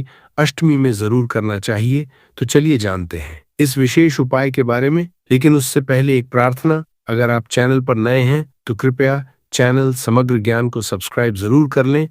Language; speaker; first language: Hindi; native; Hindi